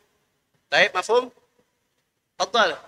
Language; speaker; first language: Arabic; non-native, fluent; Indonesian